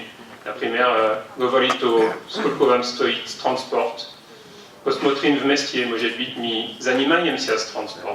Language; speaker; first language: Russian; non-native, fluent; French